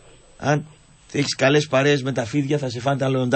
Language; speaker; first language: Greek; native; Greek